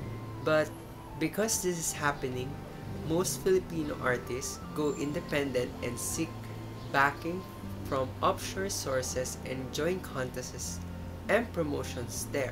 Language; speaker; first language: English; non-native, local second language; Filipino